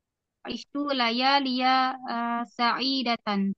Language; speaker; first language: Arabic; non-native, learner; Indonesian